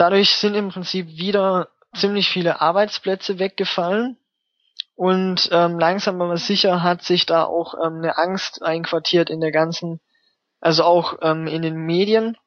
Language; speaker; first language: German; native; German